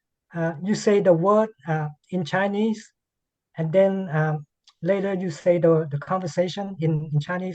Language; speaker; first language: English; non-native, learner; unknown